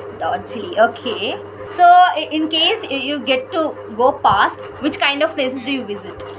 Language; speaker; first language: English; non-native, learner; Kannada